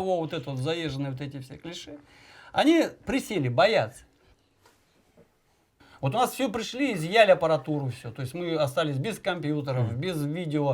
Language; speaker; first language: Russian; native; Russian